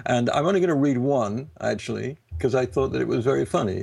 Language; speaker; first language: English; native; English